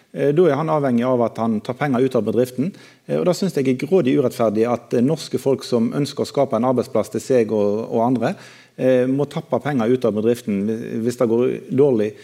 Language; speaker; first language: Norwegian; native; Norwegian